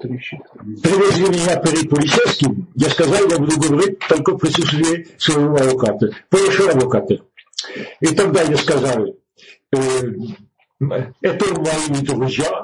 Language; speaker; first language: Russian; non-native, learner; French